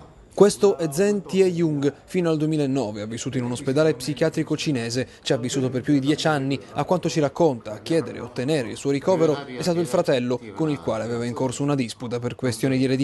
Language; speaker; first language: Italian; native; Italian